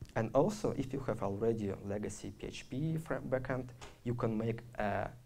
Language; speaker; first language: English; non-native, fluent; Russian